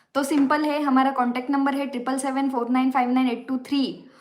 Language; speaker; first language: Hindi; non-native, local second language; Marathi